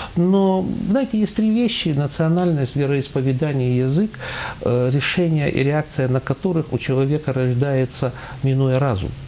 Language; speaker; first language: Russian; native; Russian